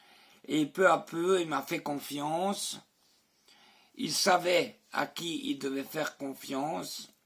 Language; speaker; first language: French; non-native, fluent; Spanish